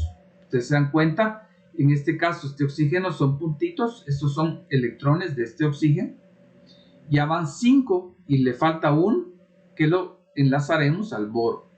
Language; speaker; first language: Spanish; native; Spanish